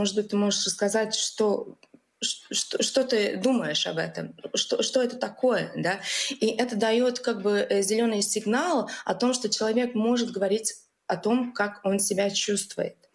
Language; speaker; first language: Russian; non-native, local second language; Latvian